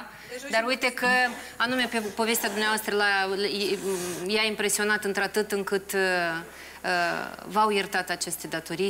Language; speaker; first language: Romanian; native; Romanian